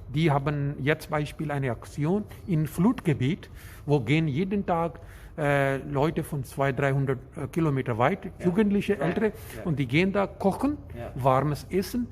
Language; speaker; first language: German; non-native, learner; Urdu